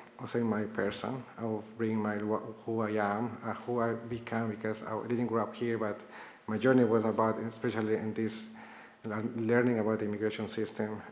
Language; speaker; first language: English; non-native, fluent; Spanish